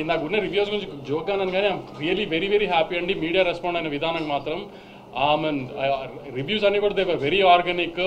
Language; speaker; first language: Telugu; native; Telugu